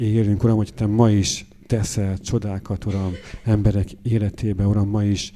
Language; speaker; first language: Hungarian; native; Hungarian